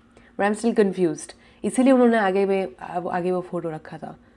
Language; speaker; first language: Hindi; non-native, local second language; Gujarati